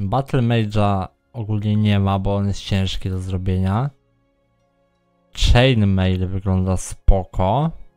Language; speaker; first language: Polish; native; Polish